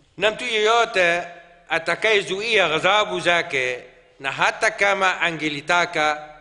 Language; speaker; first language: Swahili; non-native, fluent; Arabic